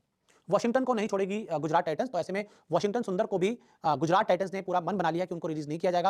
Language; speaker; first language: Hindi; native; Hindi